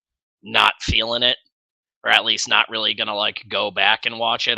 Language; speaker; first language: English; native; English